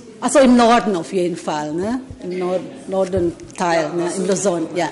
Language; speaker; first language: German; non-native, fluent; Filipino